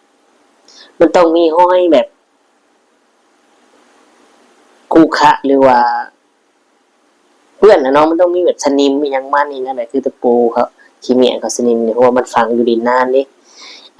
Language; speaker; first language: Thai; non-native, local second language; Northeastern Thai